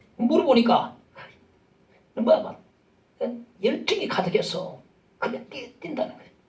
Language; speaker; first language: Korean; native; Korean